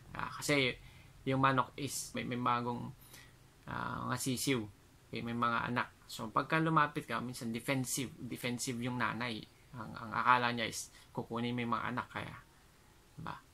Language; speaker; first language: Filipino; non-native, local second language; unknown